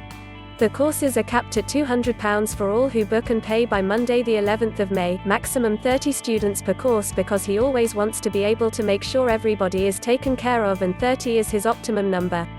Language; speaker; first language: English; native; English